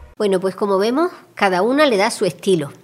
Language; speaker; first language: Spanish; native; Spanish